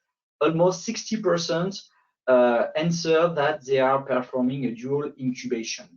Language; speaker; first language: English; non-native, fluent; French